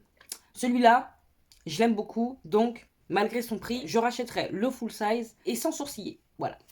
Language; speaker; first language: French; native; French